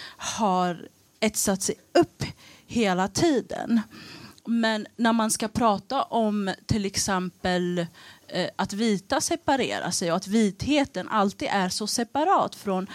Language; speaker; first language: Swedish; early bilingual, other home language; Tigrinya